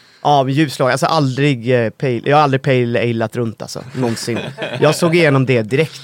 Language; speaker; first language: Swedish; native; Swedish